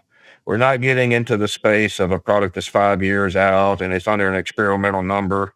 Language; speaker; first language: English; native; English